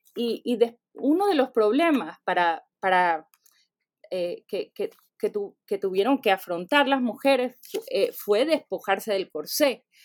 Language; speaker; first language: Spanish; native; Spanish